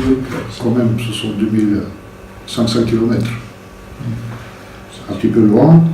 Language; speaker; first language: French; non-native, fluent; Bulgarian